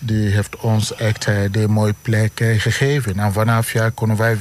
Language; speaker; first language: Dutch; non-native, fluent; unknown